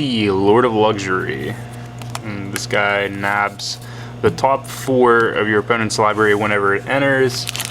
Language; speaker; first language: English; native; English